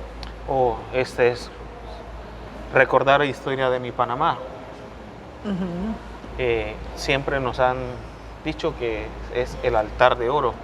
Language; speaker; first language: Spanish; non-native, learner; English